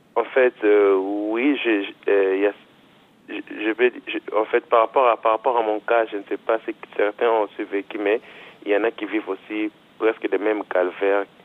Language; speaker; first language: French; non-native, local second language; Lingala